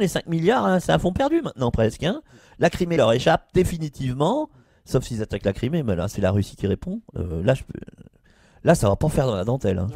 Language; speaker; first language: French; native; French